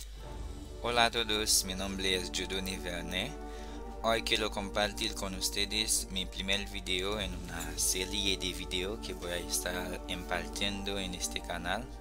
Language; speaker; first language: Spanish; non-native, fluent; Haitian Creole